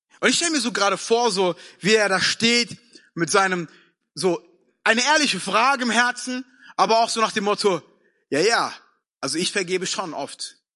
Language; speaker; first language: German; early bilingual, other home language; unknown